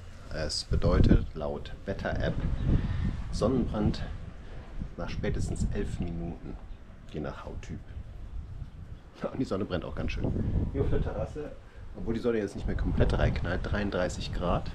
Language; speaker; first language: German; native; German